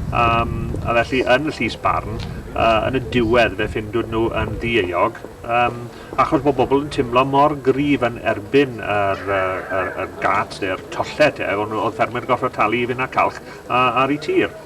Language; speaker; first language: Welsh; native; Welsh